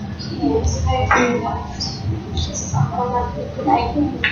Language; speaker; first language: English; non-native, learner; Malay